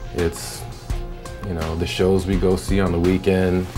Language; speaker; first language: English; native; English